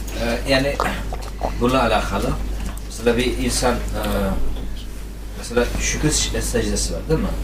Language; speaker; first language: Turkish; early bilingual, heritage; Turkish